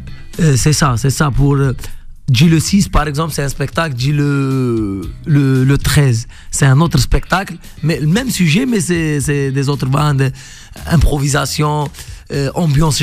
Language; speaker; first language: French; non-native, local second language; Arabic